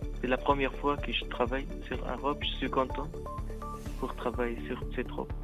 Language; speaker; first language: French; non-native, learner; Arabic